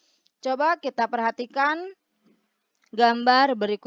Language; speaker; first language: Indonesian; native; Indonesian